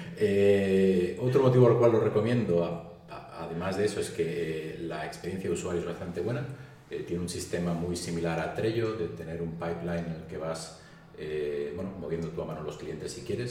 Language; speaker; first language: Spanish; native; Spanish